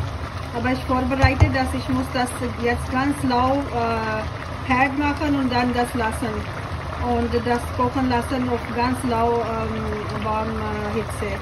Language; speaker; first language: German; non-native, learner; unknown